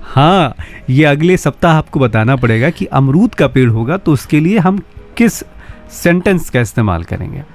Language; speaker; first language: Hindi; native; Hindi